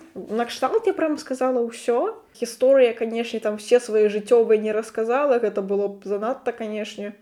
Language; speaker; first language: Belarusian; non-native, local second language; Russian